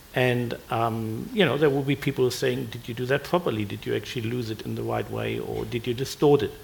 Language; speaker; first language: English; non-native, fluent; German